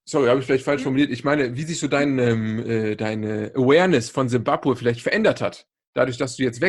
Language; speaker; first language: German; native; German